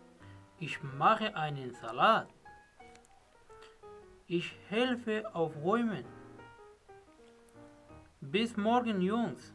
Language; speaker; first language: German; non-native, learner; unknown